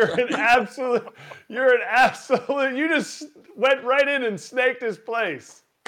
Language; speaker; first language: English; native; English